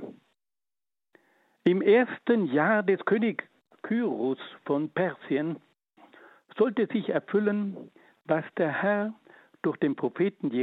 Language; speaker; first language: German; native; German